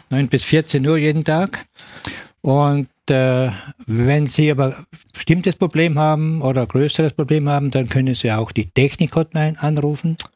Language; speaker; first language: German; native; German